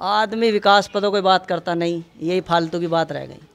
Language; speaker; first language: Hindi; native; Hindi